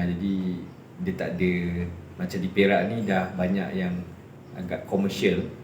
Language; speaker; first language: Malay; native; Malay